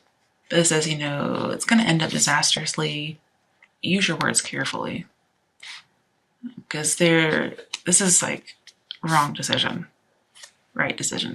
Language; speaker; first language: English; native; English